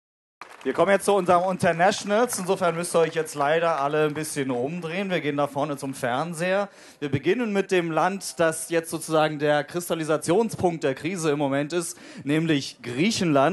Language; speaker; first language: German; native; German